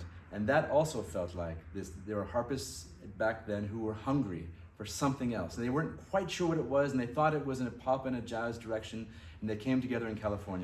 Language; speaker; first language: English; non-native, fluent; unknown